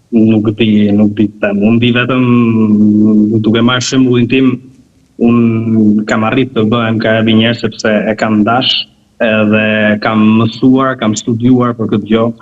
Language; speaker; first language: Albanian; native; Albanian